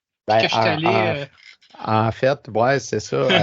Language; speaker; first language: French; native; French